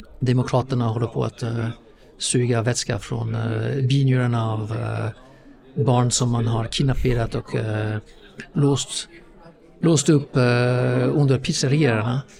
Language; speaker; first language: Swedish; non-native, fluent; English